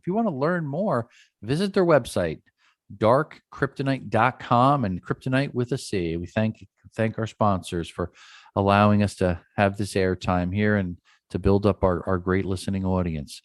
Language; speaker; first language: English; native; English